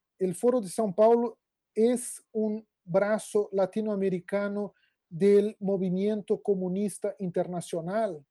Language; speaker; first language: Spanish; non-native, fluent; Portuguese